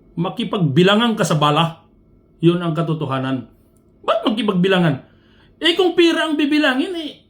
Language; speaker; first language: Filipino; non-native, local second language; Cebuano